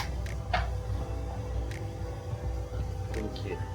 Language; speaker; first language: Japanese; native; Japanese